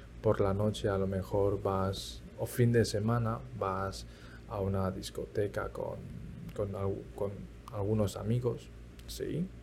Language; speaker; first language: Spanish; early bilingual, other home language; Chinese